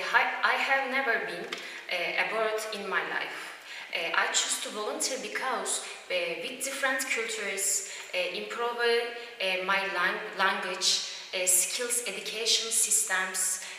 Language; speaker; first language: English; non-native, learner; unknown